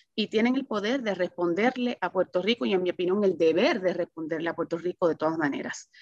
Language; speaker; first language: Spanish; native; Spanish